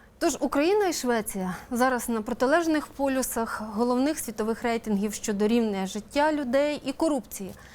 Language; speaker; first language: Ukrainian; native; Ukrainian